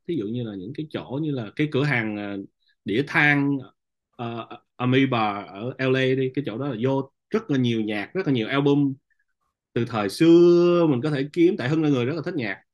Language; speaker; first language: Vietnamese; native; Vietnamese